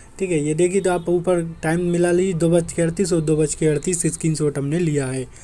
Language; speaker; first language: Hindi; native; Hindi